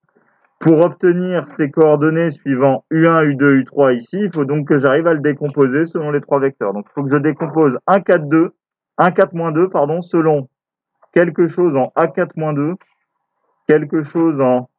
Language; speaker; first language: French; native; French